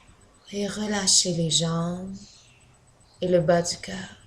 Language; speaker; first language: French; native; French